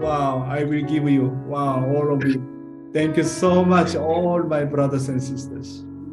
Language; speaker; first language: English; non-native, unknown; Korean